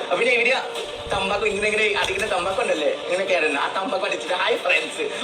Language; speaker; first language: Malayalam; non-native, fluent; Assamese